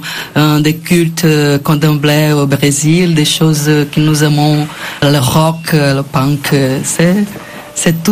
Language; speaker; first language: French; non-native, learner; Portuguese